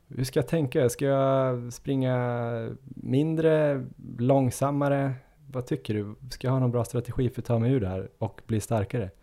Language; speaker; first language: Swedish; native; Swedish